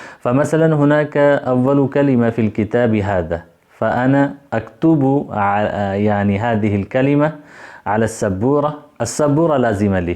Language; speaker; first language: Arabic; non-native, fluent; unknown